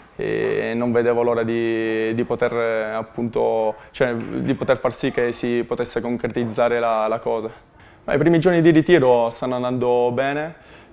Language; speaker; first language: Italian; native; Italian